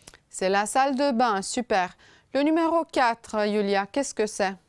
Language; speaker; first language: French; non-native, fluent; Romanian